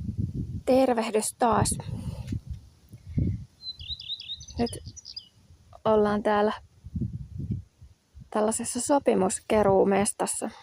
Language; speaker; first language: Finnish; native; Finnish